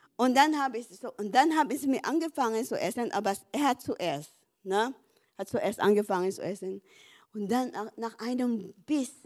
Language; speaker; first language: German; non-native, learner; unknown